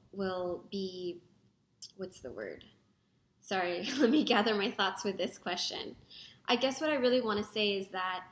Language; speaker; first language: English; non-native, local second language; Filipino